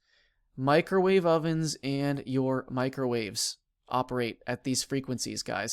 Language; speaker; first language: English; native; English